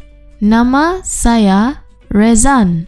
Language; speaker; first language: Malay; non-native, fluent; Urdu